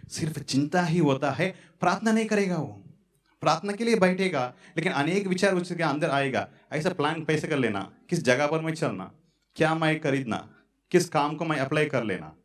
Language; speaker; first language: Hindi; non-native, local second language; Tamil